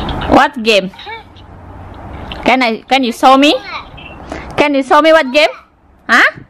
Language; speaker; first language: English; non-native, learner; Indonesian